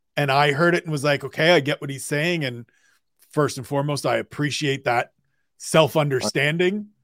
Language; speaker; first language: English; native; English